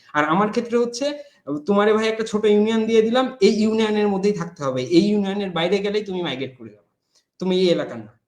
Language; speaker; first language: Bangla; non-native, local second language; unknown